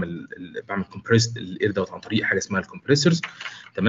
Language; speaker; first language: Arabic; native; Arabic